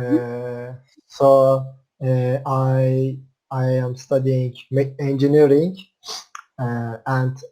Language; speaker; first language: English; non-native, learner; Turkish